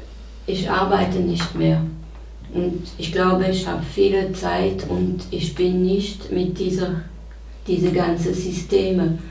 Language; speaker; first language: German; non-native, learner; French